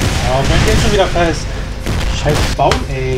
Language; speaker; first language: German; native; German